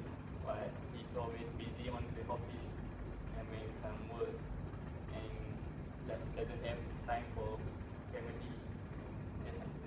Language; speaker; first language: English; non-native, local second language; Malay